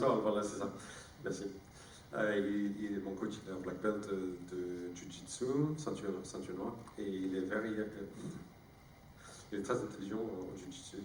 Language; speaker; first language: French; non-native, fluent; English